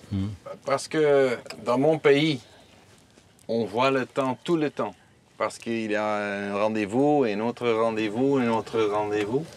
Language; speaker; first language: French; non-native, learner; Dutch